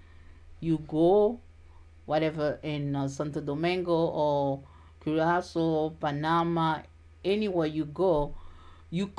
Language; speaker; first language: English; non-native, learner; Haitian Creole